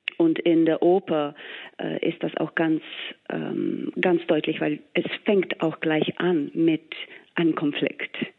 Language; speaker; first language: German; non-native, fluent; English